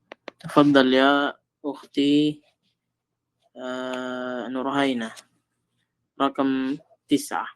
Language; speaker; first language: Arabic; non-native, fluent; Filipino